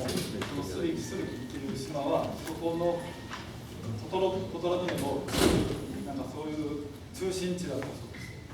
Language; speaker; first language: Japanese; native; Japanese